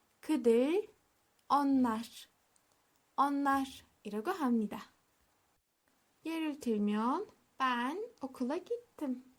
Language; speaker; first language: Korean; non-native, learner; Turkish